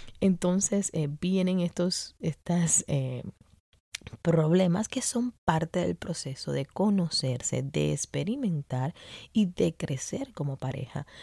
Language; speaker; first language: Spanish; native; Spanish